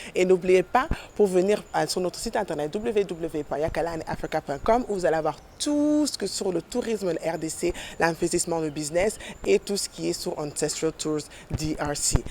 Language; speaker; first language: French; non-native, local second language; Lingala